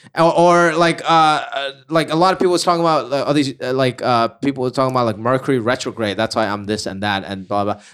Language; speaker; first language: English; non-native, local second language; Cantonese